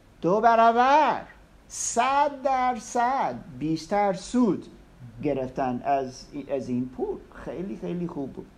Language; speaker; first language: Persian; non-native, learner; English